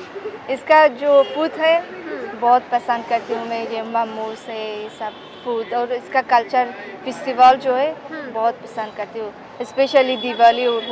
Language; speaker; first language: Hindi; non-native, learner; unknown